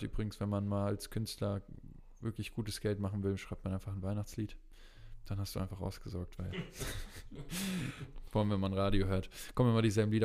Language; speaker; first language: German; native; German